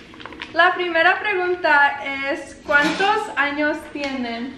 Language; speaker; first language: Spanish; early bilingual, heritage; Spanish